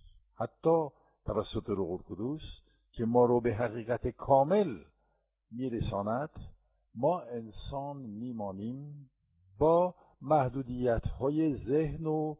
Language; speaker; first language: Persian; non-native, fluent; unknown